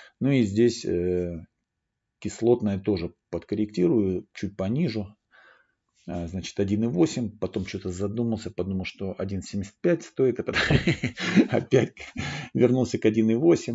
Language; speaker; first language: Russian; native; Russian